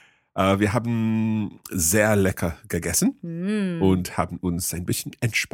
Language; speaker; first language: German; non-native, fluent; English